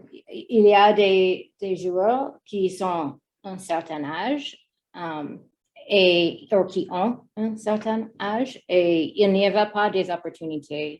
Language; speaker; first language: French; non-native, learner; English